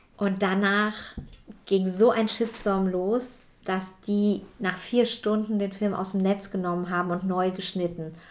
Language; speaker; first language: German; native; German